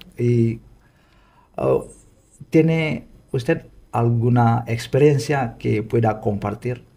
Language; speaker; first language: Spanish; non-native, fluent; Indonesian